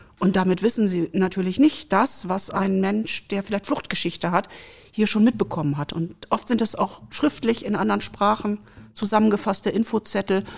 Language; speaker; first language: German; native; German